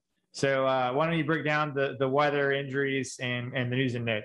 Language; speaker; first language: English; native; English